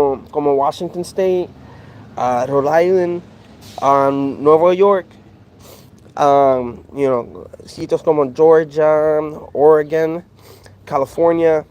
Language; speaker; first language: Spanish; early bilingual, heritage; English